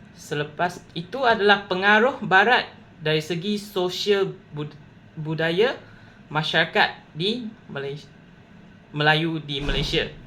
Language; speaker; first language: Malay; non-native, local second language; Chinese